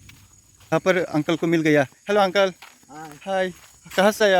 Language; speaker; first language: Hindi; non-native, local second language; Kok Borok